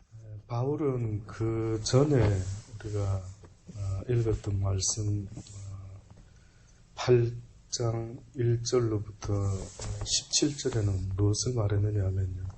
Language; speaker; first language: Korean; native; Korean